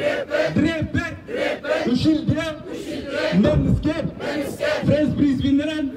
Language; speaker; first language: Norwegian; non-native, learner; Oromo